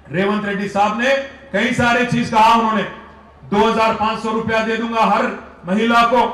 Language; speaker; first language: Hindi; non-native, local second language; Telugu